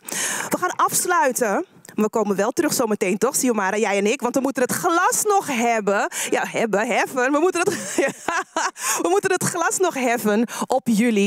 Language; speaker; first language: Dutch; native; Dutch